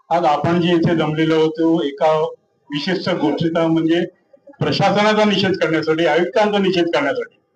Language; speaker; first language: Marathi; native; Marathi